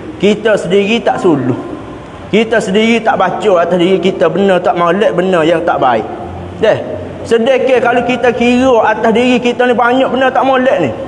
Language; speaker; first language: Malay; native; Malay